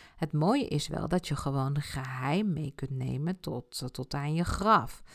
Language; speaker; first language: Dutch; early bilingual, other home language; Spanish